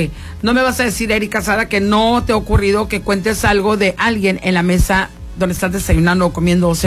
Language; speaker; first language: Spanish; native; Spanish